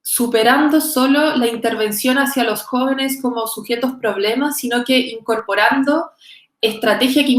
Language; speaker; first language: Spanish; native; Spanish